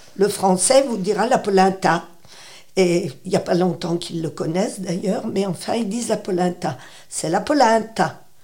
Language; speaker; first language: French; native; French